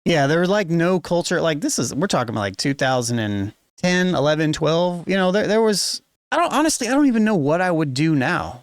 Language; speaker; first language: English; native; English